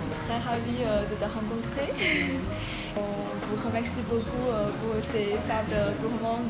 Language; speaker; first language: French; non-native, fluent; Chinese